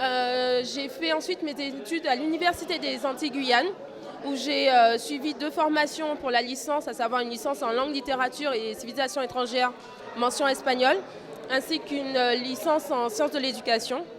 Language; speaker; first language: French; native; French